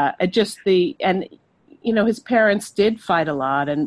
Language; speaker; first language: English; native; English